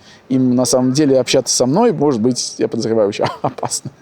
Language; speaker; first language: Russian; native; Russian